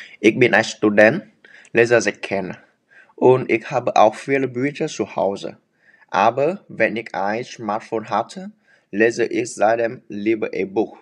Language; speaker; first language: German; non-native, learner; Vietnamese